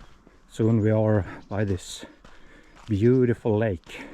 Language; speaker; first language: English; non-native, fluent; Swedish